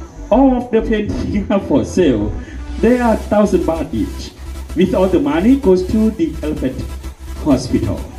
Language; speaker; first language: English; non-native, fluent; Thai